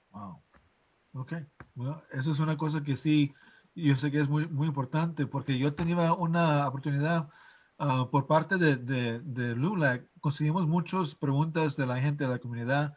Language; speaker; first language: Spanish; early bilingual, heritage; English